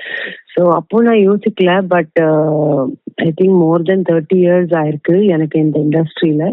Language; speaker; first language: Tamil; non-native, fluent; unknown